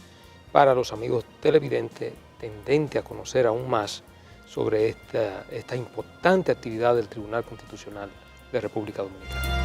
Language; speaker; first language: Spanish; native; Spanish